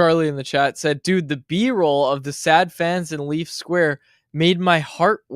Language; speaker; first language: English; native; English